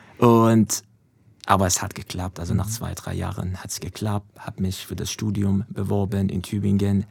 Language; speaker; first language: German; non-native, fluent; Persian